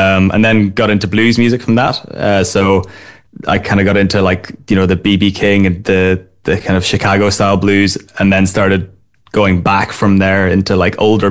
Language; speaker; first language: English; native; English